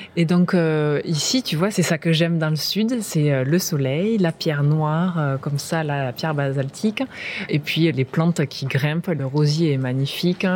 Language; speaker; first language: French; native; French